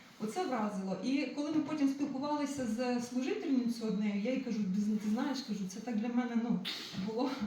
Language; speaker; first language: Ukrainian; non-native, local second language; Russian